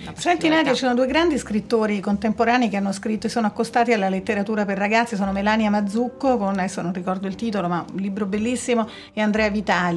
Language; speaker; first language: Italian; native; Italian